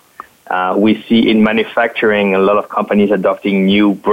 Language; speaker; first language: English; non-native, fluent; French